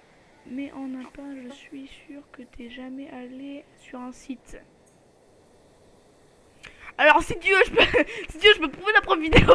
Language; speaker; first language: French; native; French